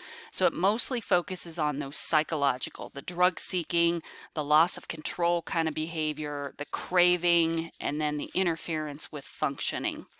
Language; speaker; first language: English; native; English